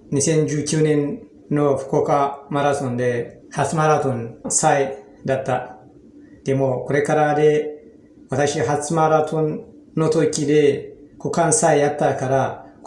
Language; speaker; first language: Japanese; non-native, fluent; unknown